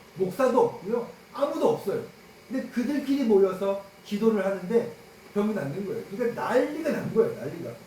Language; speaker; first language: Korean; native; Korean